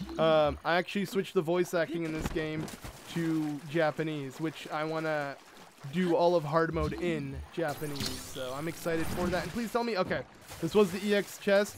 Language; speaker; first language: English; native; English